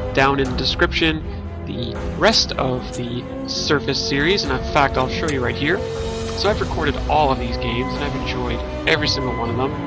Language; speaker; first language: English; native; English